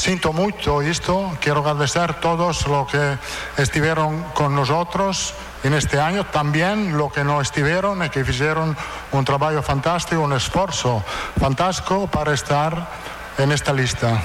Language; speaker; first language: Portuguese; non-native, fluent; Italian